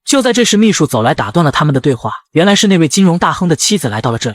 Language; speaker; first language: Chinese; native; Chinese